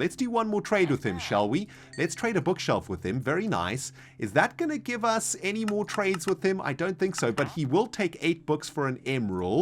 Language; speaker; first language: English; native; English